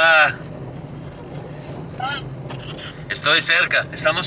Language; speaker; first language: Spanish; non-native, learner; English